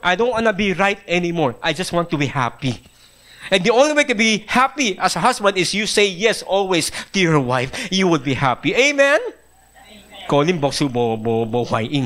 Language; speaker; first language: English; non-native, local second language; Min Nan Chinese